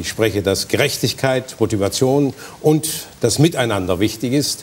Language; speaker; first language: German; native; German